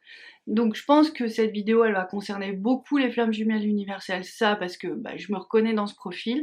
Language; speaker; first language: French; native; French